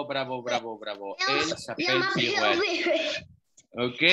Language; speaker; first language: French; non-native, fluent; Spanish